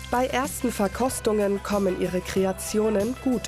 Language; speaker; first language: German; native; German